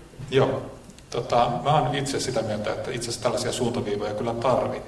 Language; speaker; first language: Finnish; native; Finnish